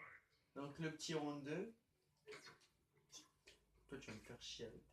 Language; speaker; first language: French; native; French